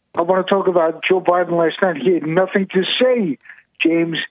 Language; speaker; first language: English; native; English